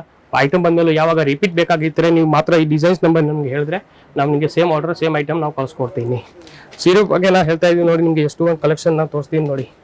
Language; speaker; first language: Kannada; non-native, fluent; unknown